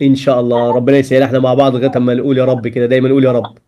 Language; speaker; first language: Arabic; native; Arabic